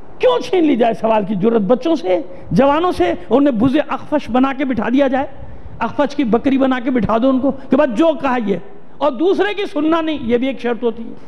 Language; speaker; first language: Urdu; native; Urdu